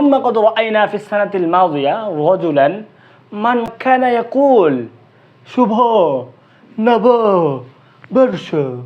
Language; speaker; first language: Arabic; non-native, fluent; Bangla